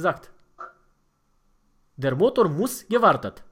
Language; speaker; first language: German; non-native, fluent; Romanian